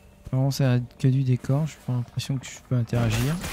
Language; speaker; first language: French; native; French